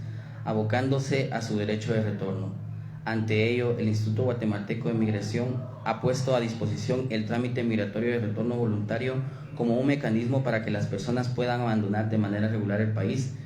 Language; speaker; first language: Spanish; native; Spanish